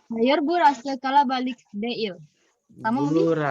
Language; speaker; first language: Turkish; non-native, learner; Indonesian